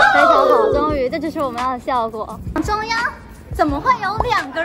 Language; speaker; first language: Chinese; native; Chinese